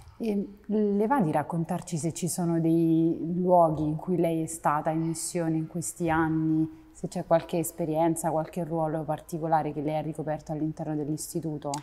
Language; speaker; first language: Italian; native; Italian